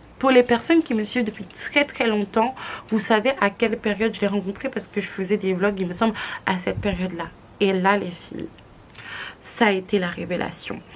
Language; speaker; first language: French; native; French